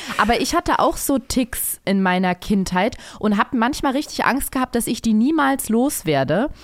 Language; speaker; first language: German; native; German